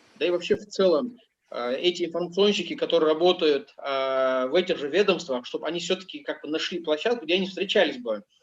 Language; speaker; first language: Russian; non-native, local second language; Ingush